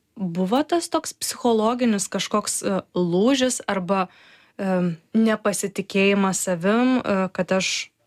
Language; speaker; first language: Lithuanian; native; Lithuanian